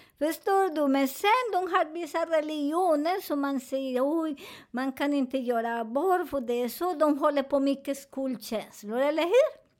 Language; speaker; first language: Swedish; non-native, learner; Spanish